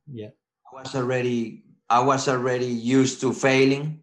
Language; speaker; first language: English; non-native, fluent; Spanish